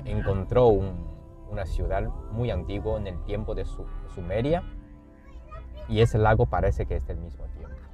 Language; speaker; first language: Spanish; non-native, fluent; Chinese